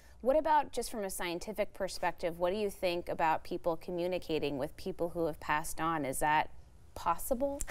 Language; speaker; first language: English; native; English